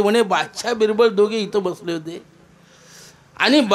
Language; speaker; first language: Hindi; non-native, local second language; Marathi